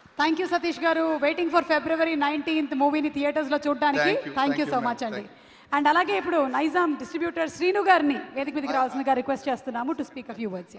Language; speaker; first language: Telugu; native; Telugu